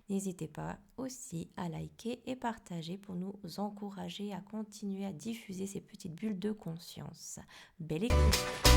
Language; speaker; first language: French; native; French